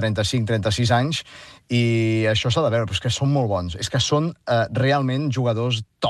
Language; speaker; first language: Catalan; native; Catalan